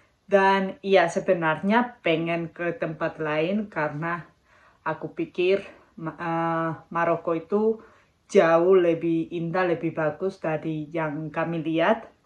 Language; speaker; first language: Indonesian; non-native, fluent; Spanish